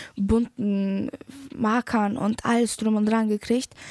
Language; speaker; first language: German; early bilingual, other home language; Polish